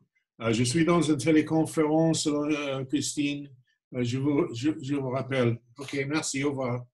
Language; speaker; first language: French; non-native, fluent; English